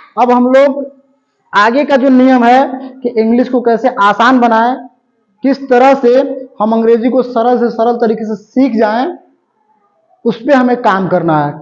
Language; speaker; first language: Hindi; native; Hindi